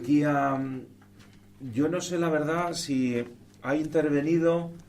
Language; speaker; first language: Spanish; native; Spanish